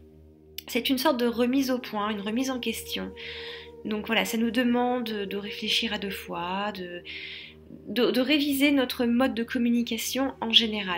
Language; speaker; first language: French; native; French